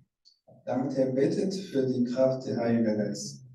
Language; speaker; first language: German; non-native, learner; Rundi